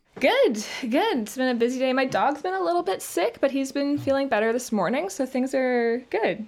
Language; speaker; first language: English; native; English